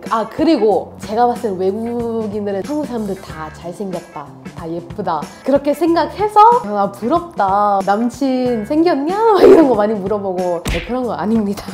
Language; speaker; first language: Korean; non-native, fluent; Hindi